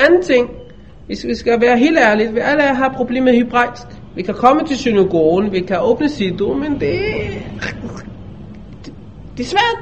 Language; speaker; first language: Danish; non-native, fluent; Hebrew